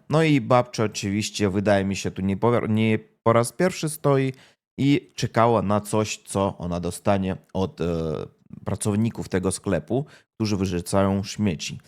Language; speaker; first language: Polish; non-native, fluent; Russian